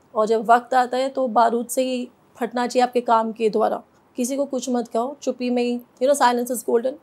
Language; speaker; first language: Hindi; native; Hindi